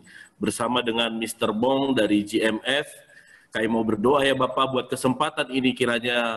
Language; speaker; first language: Indonesian; native; Indonesian